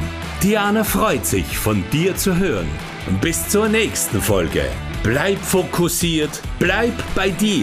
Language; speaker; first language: German; native; German